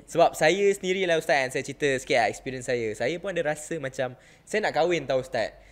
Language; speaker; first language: Malay; native; Malay